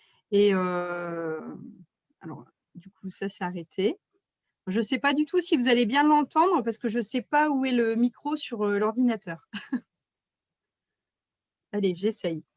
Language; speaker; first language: French; native; French